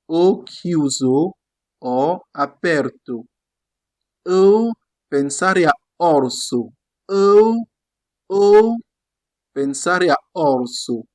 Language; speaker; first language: Italian; non-native, fluent; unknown